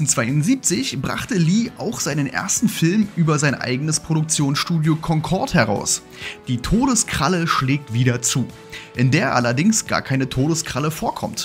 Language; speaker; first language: German; native; German